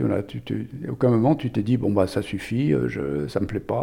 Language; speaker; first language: French; native; French